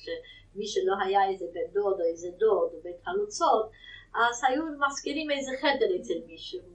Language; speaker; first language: Hebrew; non-native, fluent; Yiddish